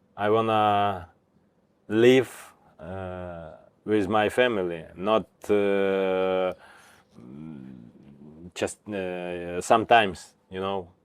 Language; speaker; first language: English; non-native, learner; Ukrainian